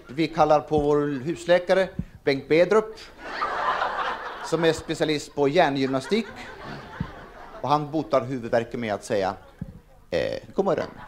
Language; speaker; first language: Swedish; native; Swedish